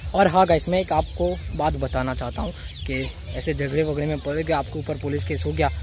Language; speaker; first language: Hindi; non-native, local second language; Gujarati